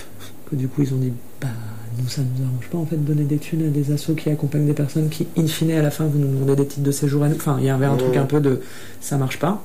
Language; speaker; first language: French; native; French